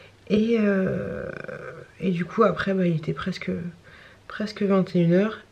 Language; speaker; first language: French; native; French